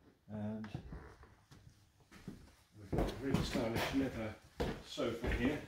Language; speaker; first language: English; native; English